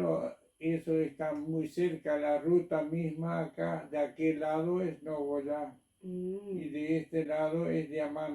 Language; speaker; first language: Spanish; non-native, local second language; German